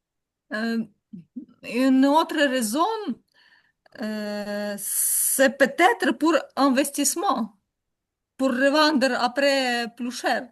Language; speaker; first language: French; non-native, learner; Ukrainian